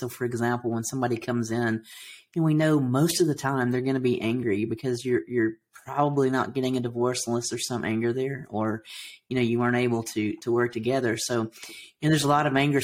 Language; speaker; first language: English; native; English